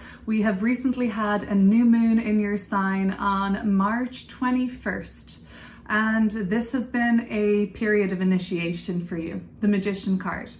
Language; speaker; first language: English; native; English